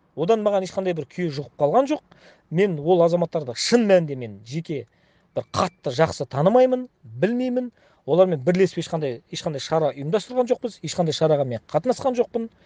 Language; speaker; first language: Kazakh; native; Kazakh